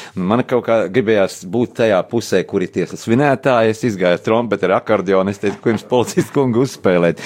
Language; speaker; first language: Latvian; native; Latvian